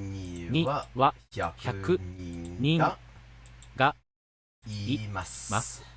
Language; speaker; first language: Japanese; non-native, fluent; English